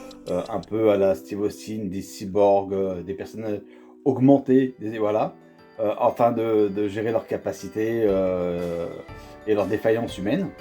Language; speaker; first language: French; native; French